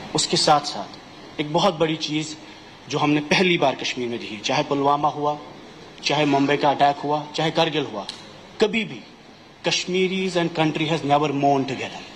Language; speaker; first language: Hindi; non-native, local second language; Kashmiri